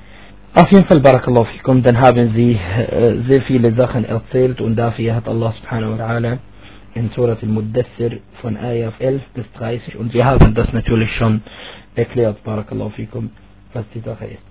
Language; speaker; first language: German; non-native, fluent; Arabic